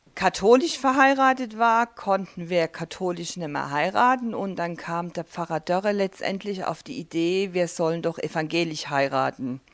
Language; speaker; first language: German; native; German